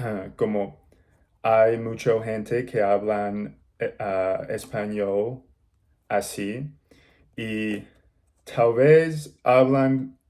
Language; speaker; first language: Spanish; non-native, learner; English